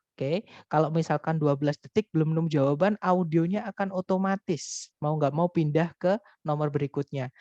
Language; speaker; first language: Indonesian; non-native, local second language; Javanese